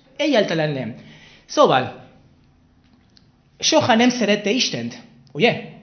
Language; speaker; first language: Hungarian; non-native, learner; Spanish